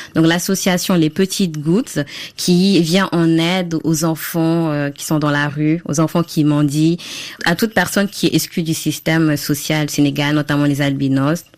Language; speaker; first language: French; non-native, local second language; Wolof